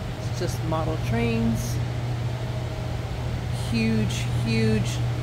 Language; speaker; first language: English; native; English